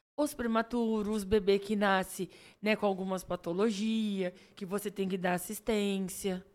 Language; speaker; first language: Portuguese; native; Portuguese